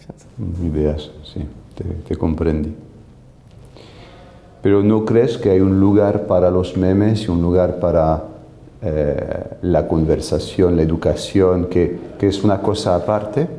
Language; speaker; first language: Spanish; non-native, fluent; French